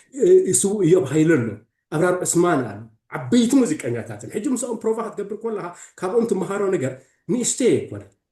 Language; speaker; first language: Tigrinya; early bilingual, heritage; Tigrinya